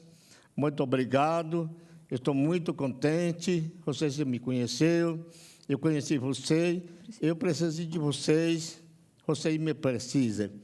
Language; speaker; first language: Portuguese; non-native, local second language; Yanomámi